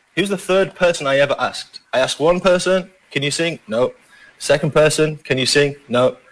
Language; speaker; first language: English; native; English